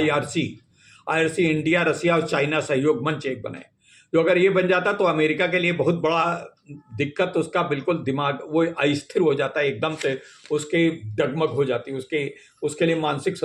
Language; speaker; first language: Hindi; native; Hindi